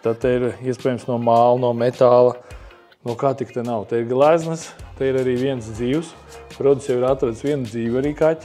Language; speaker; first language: Latvian; native; Latvian